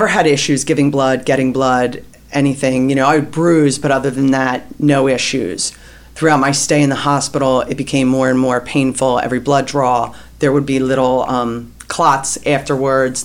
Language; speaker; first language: English; native; English